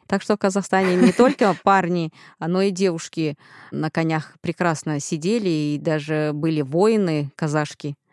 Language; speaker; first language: Russian; non-native, local second language; Kazakh